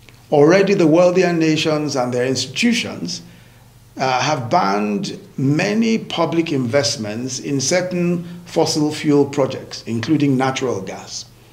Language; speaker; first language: English; non-native, local second language; Yoruba